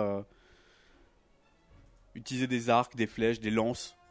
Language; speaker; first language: French; native; French